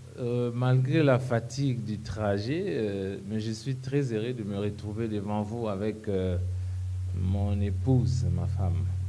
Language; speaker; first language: French; non-native, local second language; Lingala